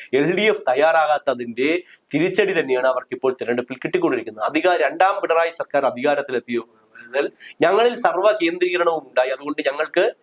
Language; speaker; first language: Malayalam; native; Malayalam